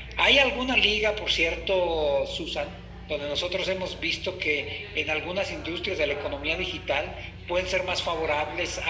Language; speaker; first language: Spanish; native; Spanish